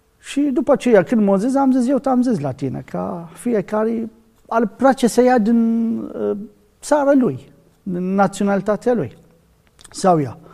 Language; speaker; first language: Romanian; non-native, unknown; Arabic